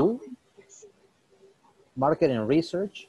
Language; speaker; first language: English; non-native, fluent; Spanish